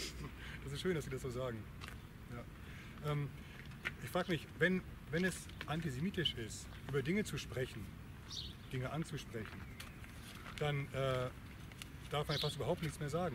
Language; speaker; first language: German; native; German